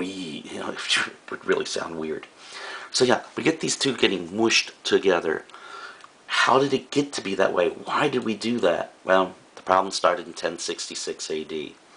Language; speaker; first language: English; native; English